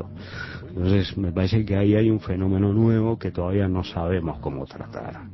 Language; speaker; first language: Spanish; native; Spanish